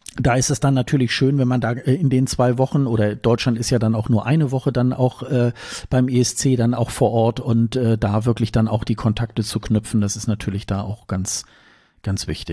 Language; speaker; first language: German; native; German